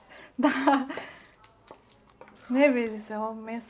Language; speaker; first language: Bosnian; non-native, learner; Chinese